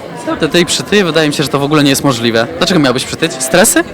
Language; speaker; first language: Polish; native; Polish